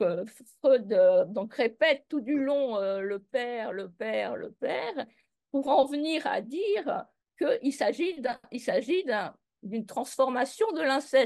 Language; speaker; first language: French; native; French